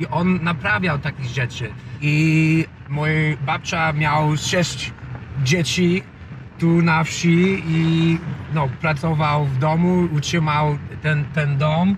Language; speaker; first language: Polish; non-native, learner; English